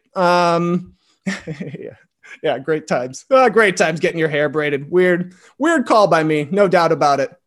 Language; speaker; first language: English; native; English